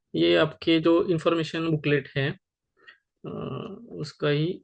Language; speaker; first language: Hindi; non-native, local second language; Marathi